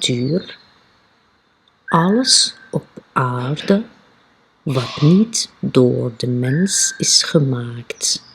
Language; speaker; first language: Dutch; non-native, fluent; Arabic